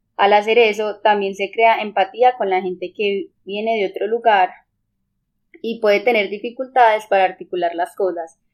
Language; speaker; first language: Spanish; native; Spanish